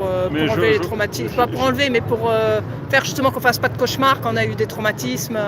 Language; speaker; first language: French; native; French